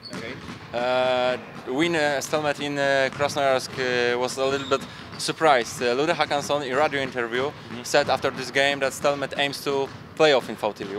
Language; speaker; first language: English; non-native, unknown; Polish